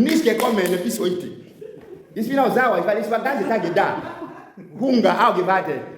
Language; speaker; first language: German; non-native, learner; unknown